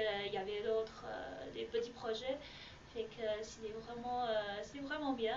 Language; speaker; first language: French; non-native, learner; Chinese